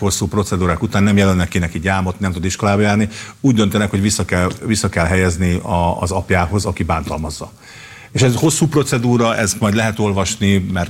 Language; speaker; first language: Hungarian; native; Hungarian